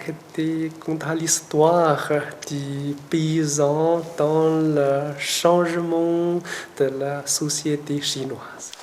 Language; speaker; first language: French; non-native, fluent; Chinese